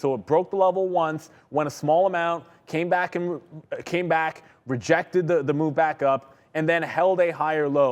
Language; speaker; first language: English; native; English